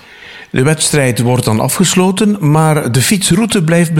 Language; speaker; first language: Dutch; native; Dutch